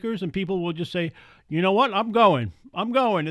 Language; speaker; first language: English; native; English